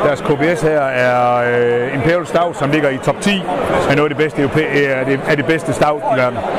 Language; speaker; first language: Danish; native; Danish